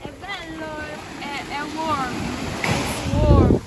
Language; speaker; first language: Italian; early bilingual, other home language; Filipino